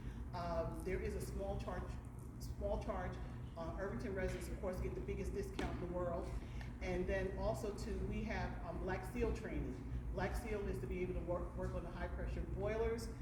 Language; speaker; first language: English; native; English